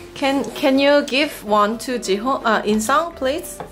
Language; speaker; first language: English; non-native, fluent; Korean